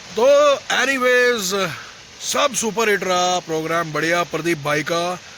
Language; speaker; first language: Hindi; native; Hindi